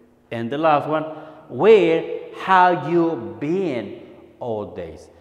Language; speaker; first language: English; non-native, fluent; Spanish